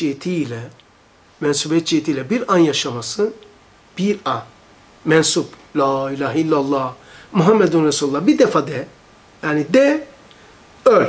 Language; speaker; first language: Turkish; native; Turkish